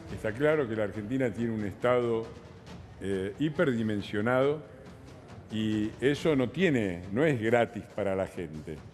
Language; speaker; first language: Spanish; native; Spanish